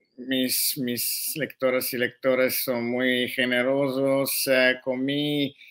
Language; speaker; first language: Spanish; non-native, learner; Italian